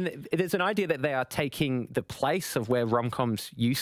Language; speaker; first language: English; native; English